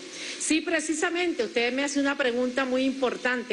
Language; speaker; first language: Spanish; native; Spanish